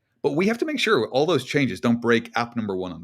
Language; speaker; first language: English; native; English